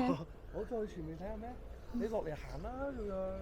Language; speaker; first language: Cantonese; native; Cantonese